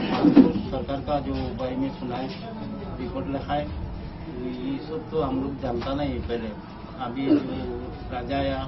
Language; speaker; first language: Hindi; non-native, local second language; Bangla